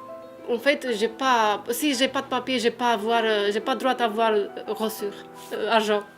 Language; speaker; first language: French; non-native, learner; Albanian